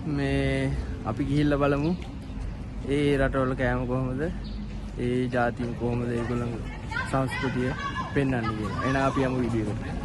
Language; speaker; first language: Sinhala; native; Sinhala